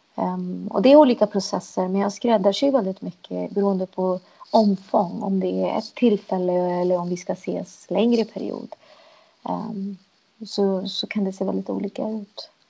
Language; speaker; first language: Swedish; early bilingual, other home language; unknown